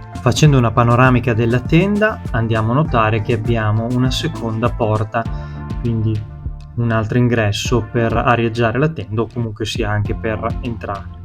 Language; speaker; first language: Italian; native; Italian